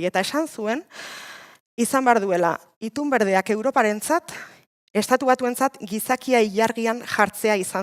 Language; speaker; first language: Basque; native; Basque